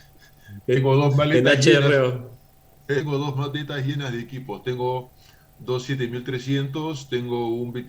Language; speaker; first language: Spanish; native; Spanish